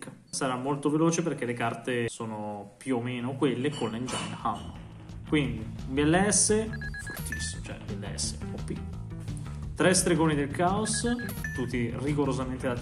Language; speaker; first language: Italian; native; Italian